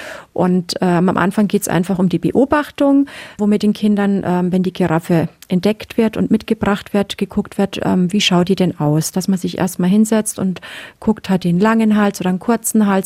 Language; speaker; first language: German; native; German